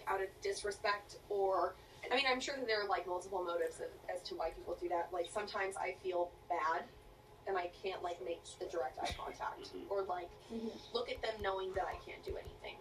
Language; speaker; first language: English; native; English